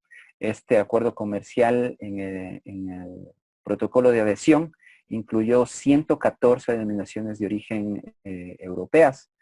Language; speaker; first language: Spanish; native; Spanish